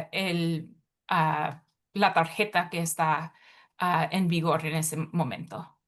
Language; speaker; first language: Spanish; early bilingual, heritage; Spanish